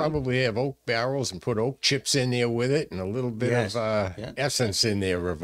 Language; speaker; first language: English; native; English